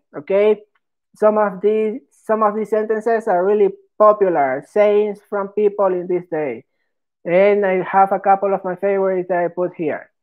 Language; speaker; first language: English; non-native, fluent; Spanish